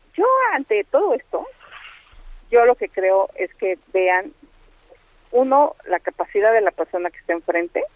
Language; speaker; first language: Spanish; native; Spanish